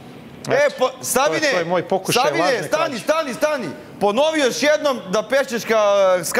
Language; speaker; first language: Serbian; native; Serbian